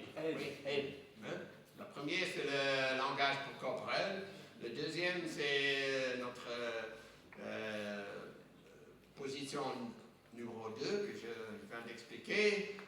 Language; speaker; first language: French; non-native, fluent; English